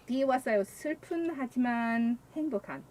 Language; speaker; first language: Korean; non-native, learner; English